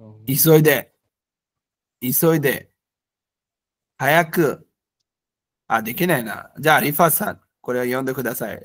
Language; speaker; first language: Japanese; non-native, fluent; Bangla